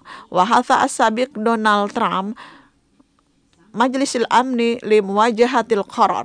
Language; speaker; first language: Arabic; non-native, fluent; Indonesian